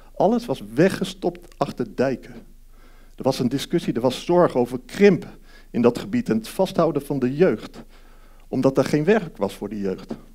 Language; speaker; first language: Dutch; early bilingual, heritage; Dutch